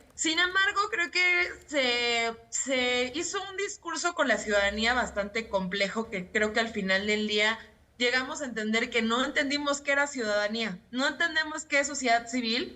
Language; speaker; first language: Spanish; native; Spanish